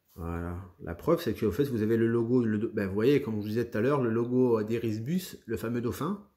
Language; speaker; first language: French; native; French